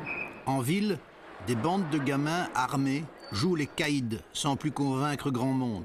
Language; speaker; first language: French; native; French